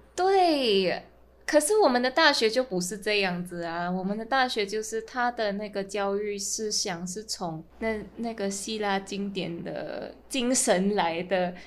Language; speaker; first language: Chinese; non-native, fluent; Min Nan Chinese